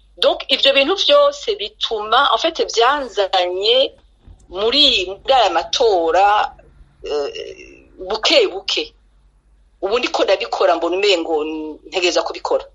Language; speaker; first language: Rundi; native; Rundi